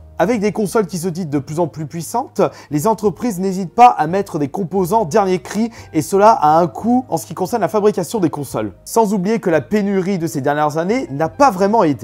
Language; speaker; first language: French; native; French